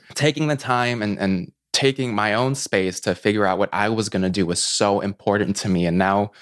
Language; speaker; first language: English; native; English